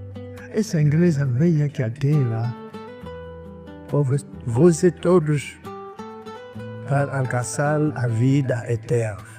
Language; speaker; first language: Portuguese; non-native, learner; Lingala